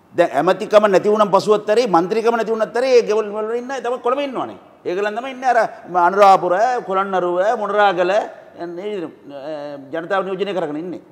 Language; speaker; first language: Sinhala; non-native, local second language; Tamil